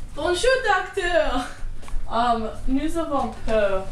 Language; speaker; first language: French; non-native, learner; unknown